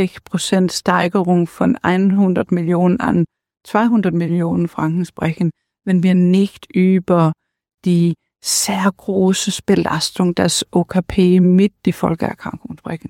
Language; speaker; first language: German; non-native, learner; Danish